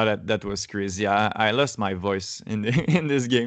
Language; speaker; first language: English; non-native, learner; French